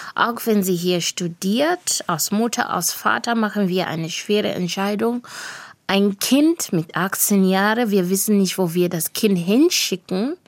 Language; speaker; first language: German; non-native, fluent; Shona